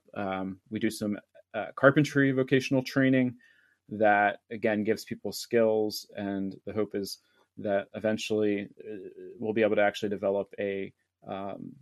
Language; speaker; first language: English; native; English